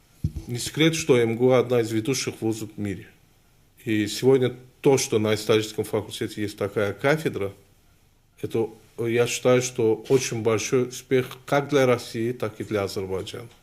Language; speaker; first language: Russian; non-native, local second language; Azerbaijani